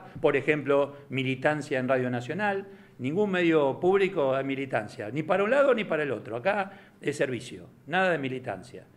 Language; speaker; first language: Spanish; native; Spanish